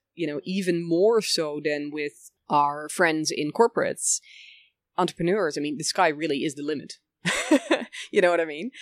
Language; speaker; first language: English; early bilingual, other home language; Dutch